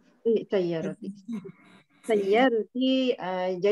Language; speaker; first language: Arabic; non-native, learner; Malay